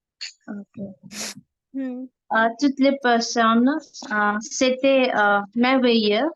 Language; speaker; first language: French; non-native, learner; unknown